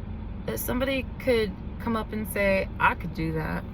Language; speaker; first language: English; native; English